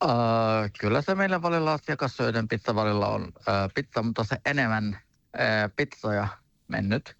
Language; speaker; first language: Finnish; non-native, learner; Turkish